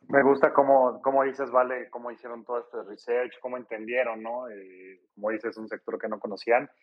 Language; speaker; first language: Spanish; native; Spanish